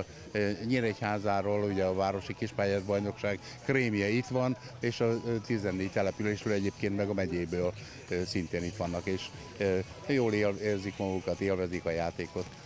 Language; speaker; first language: Hungarian; native; Hungarian